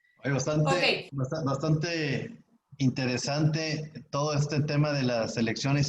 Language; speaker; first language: Spanish; native; Spanish